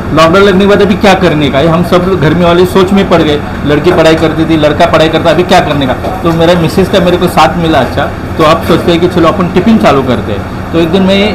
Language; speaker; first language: Hindi; non-native, local second language; Marathi